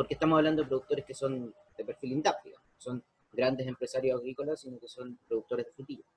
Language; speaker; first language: Spanish; native; Spanish